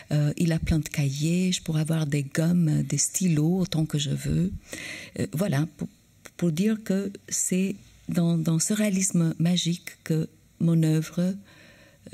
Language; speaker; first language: French; non-native, fluent; Albanian